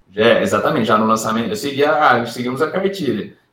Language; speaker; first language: Portuguese; native; Portuguese